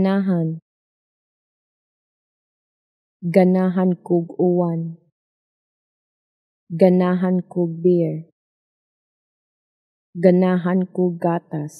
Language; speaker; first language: Cebuano; non-native, learner; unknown